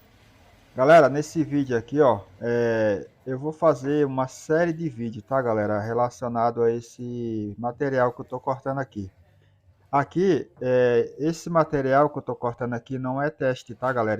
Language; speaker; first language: Portuguese; native; Portuguese